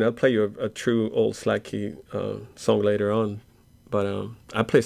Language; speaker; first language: English; non-native, fluent; French